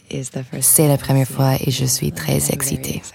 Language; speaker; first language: French; non-native, fluent; English